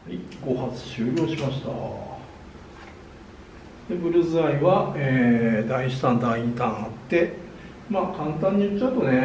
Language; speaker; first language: Japanese; native; Japanese